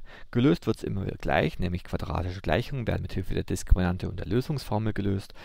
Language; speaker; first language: German; native; German